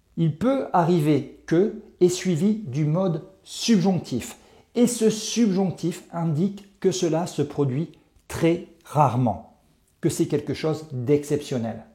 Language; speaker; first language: French; native; French